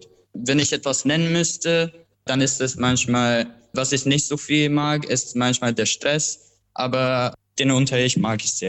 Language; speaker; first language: German; non-native, fluent; Albanian